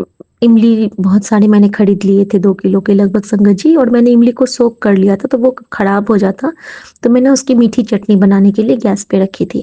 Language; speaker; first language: Hindi; native; Hindi